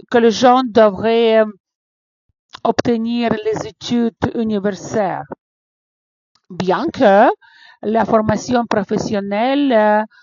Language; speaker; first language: French; non-native, fluent; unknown